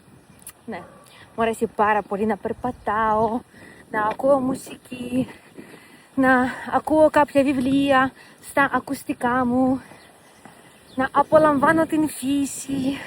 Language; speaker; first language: Greek; non-native, fluent; Russian